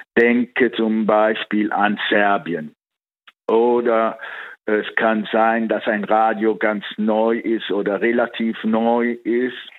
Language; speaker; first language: German; early bilingual, heritage; Italian